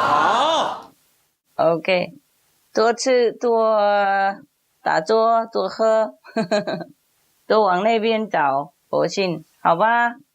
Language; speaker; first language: Chinese; non-native, fluent; Vietnamese